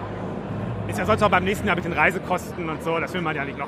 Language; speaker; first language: German; native; German